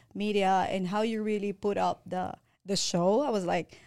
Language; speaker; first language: English; non-native, local second language; Filipino